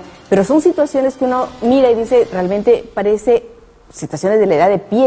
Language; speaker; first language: Spanish; native; Spanish